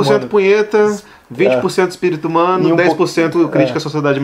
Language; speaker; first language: Portuguese; native; Portuguese